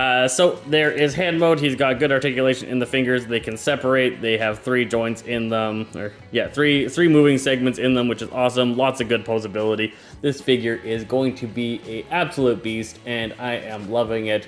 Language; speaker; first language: English; native; English